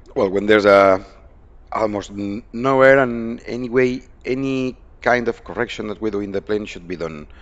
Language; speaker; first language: English; non-native, fluent; Spanish